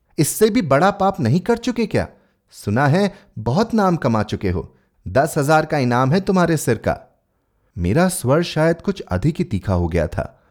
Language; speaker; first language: Hindi; native; Hindi